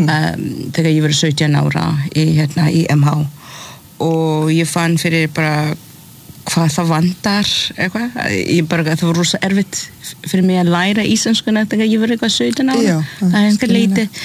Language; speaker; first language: Icelandic; non-native, fluent; English